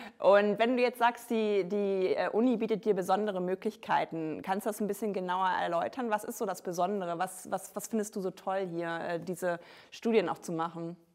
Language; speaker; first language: German; native; German